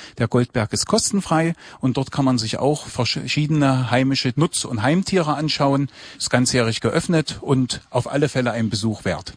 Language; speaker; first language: German; native; German